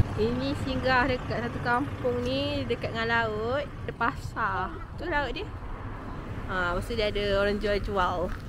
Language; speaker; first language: Malay; native; Malay